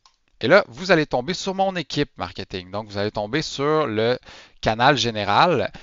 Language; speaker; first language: French; native; French